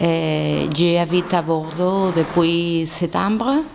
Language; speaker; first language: French; non-native, learner; Spanish